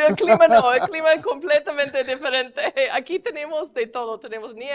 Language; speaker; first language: Spanish; non-native, fluent; English